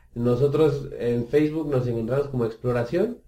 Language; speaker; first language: Spanish; native; Spanish